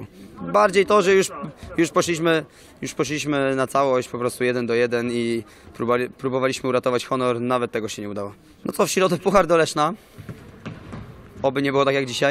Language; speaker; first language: Polish; native; Polish